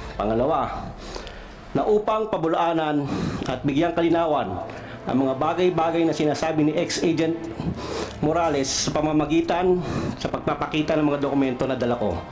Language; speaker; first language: Filipino; non-native, local second language; Cebuano